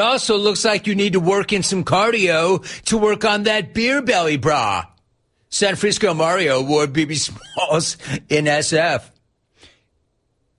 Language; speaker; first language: English; native; English